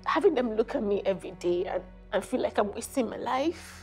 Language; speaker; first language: English; non-native, local second language; Igbo